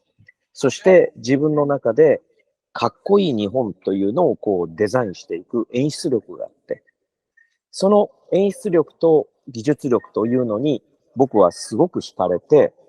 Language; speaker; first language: Japanese; native; Japanese